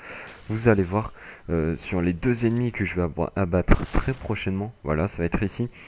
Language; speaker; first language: French; native; French